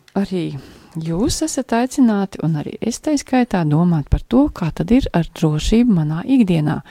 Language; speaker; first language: Latvian; native; Latvian